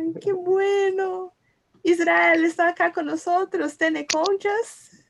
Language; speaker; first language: Spanish; non-native, learner; Portuguese